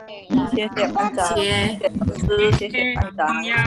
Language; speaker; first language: Chinese; non-native, learner; Indonesian